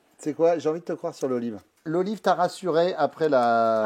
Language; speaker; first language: French; native; French